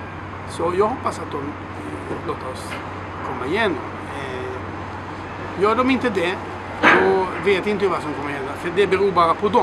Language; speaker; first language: Swedish; non-native, fluent; Hebrew